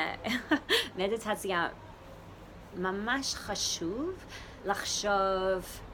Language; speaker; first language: Hebrew; non-native, learner; English